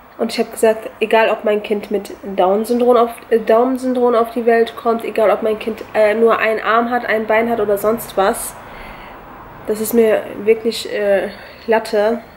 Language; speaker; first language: German; early bilingual, other home language; Turkish